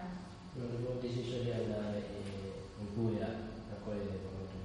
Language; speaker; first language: Italian; non-native, learner; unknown